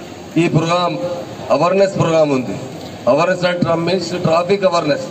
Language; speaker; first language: Telugu; non-native, local second language; Urdu